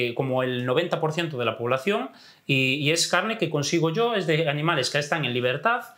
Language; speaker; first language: Spanish; native; Spanish